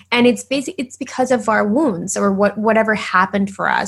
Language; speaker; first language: English; non-native, fluent; Spanish